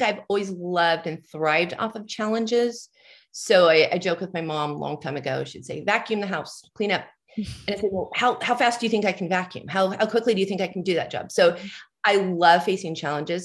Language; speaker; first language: English; native; English